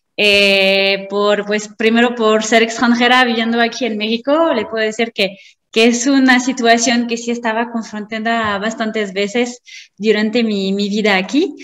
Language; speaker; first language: Spanish; non-native, fluent; French